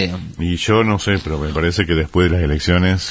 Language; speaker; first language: Spanish; native; Spanish